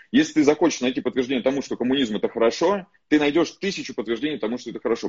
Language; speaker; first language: Russian; native; Russian